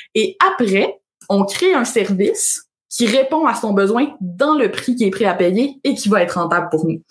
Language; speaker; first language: French; native; French